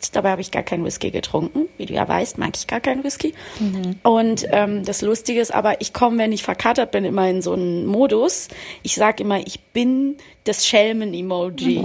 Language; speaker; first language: German; native; German